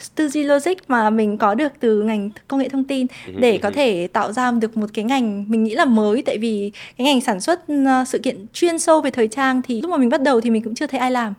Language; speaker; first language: Vietnamese; early bilingual, heritage; Vietnamese